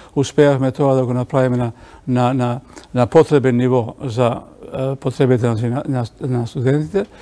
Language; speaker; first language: Macedonian; non-native, local second language; Albanian